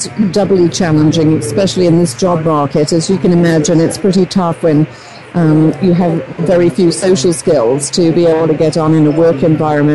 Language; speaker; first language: English; native; English